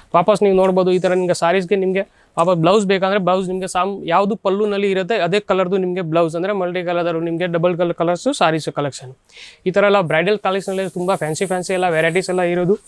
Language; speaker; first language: Kannada; non-native, learner; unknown